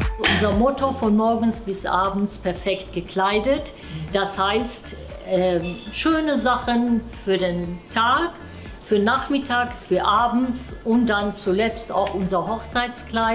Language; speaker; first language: German; non-native, fluent; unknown